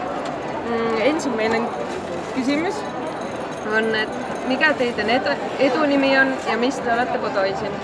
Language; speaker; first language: Finnish; non-native, learner; Estonian